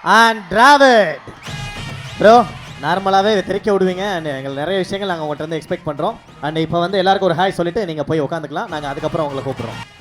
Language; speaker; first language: Tamil; native; Tamil